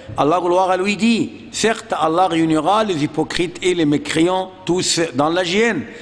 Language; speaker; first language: French; non-native, fluent; Arabic